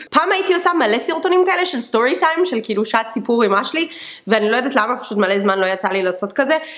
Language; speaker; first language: Hebrew; non-native, fluent; English